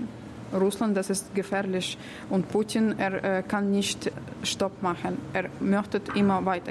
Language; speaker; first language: German; non-native, learner; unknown